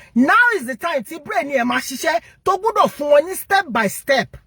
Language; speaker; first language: English; non-native, local second language; Yoruba